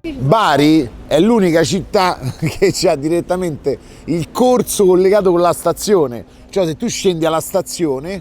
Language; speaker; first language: Italian; native; Italian